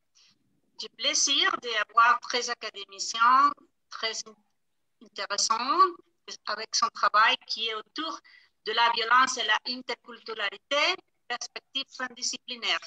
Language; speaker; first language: French; non-native, fluent; Spanish